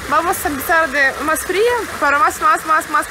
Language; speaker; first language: Spanish; non-native, learner; Ukrainian